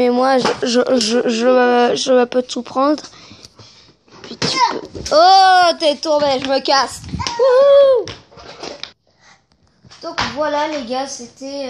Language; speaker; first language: French; native; French